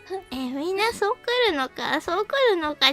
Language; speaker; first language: Japanese; native; Japanese